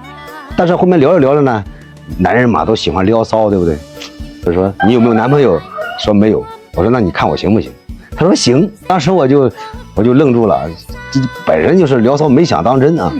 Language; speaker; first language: Chinese; native; Chinese